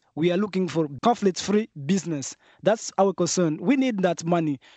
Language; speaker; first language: English; non-native, fluent; French